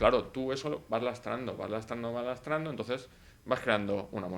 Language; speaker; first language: Spanish; native; Spanish